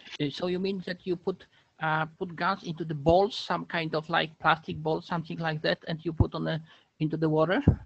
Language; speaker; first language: English; non-native, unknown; Polish